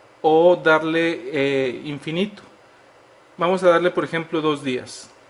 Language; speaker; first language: Spanish; native; Spanish